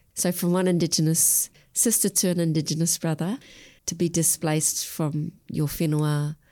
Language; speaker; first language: English; native; English